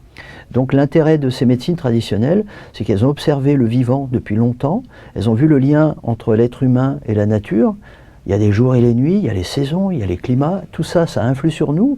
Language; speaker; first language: French; native; French